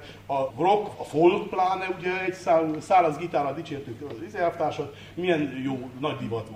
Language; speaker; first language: Hungarian; native; Hungarian